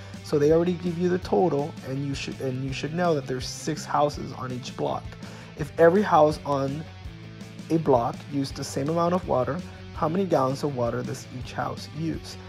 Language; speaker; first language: English; early bilingual, other home language; Spanish